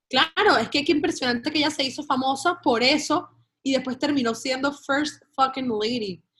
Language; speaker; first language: Spanish; native; Spanish